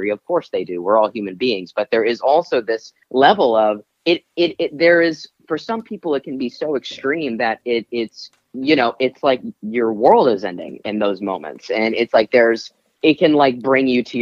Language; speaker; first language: English; native; English